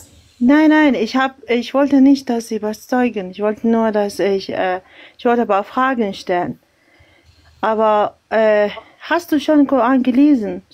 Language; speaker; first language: German; non-native, learner; Arabic